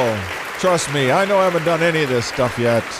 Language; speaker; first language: English; native; English